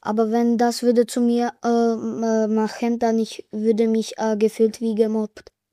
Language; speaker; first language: German; early bilingual, other home language; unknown